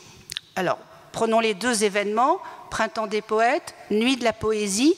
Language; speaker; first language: French; native; French